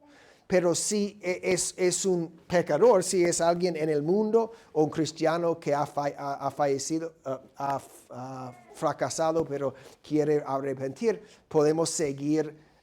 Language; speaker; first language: Spanish; non-native, fluent; English